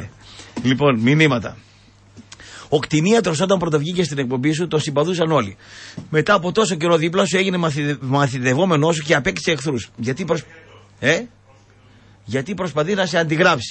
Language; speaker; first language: Greek; native; Greek